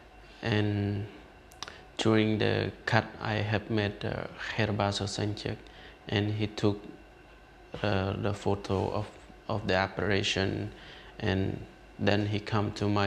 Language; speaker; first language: English; non-native, learner; Khmer